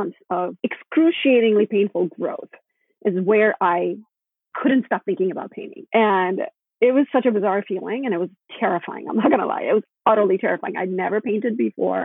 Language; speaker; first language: English; non-native, local second language; Gujarati